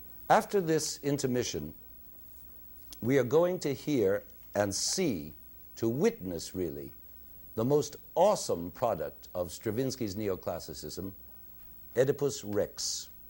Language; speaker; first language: English; native; English